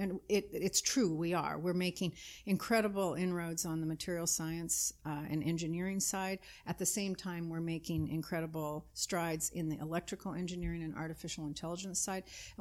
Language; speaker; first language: English; native; English